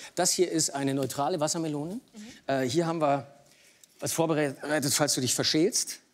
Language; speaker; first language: German; native; German